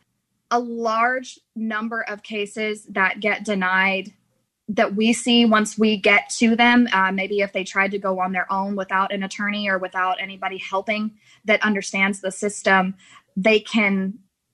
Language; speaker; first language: English; native; English